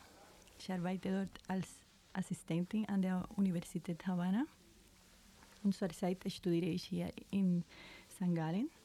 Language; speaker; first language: German; non-native, fluent; Spanish